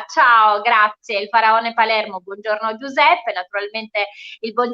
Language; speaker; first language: Italian; native; Italian